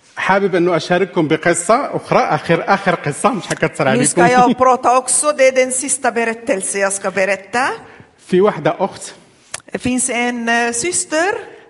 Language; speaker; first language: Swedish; non-native, fluent; Arabic